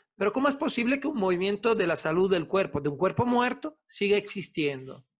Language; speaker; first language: Spanish; non-native, fluent; Italian